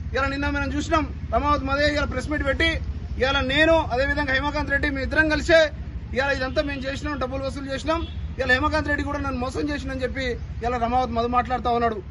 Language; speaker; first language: Telugu; non-native, local second language; Lambadi